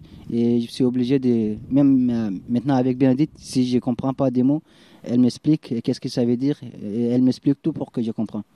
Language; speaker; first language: French; non-native, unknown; Arabic